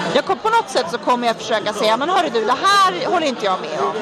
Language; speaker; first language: Swedish; native; Swedish